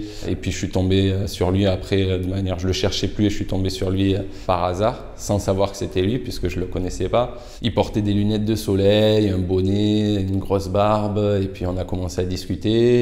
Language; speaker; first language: French; native; French